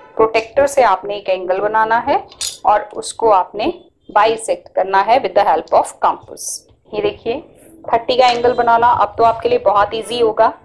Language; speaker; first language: Hindi; native; Hindi